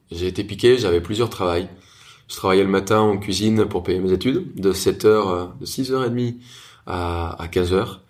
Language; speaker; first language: French; non-native, fluent; Spanish